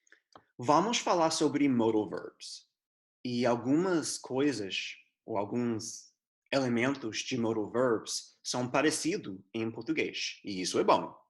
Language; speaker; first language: Portuguese; non-native, fluent; English